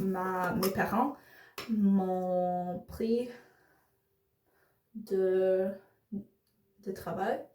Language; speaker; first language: French; non-native, learner; English